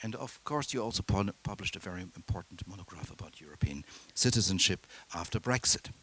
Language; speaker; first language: English; non-native, fluent; German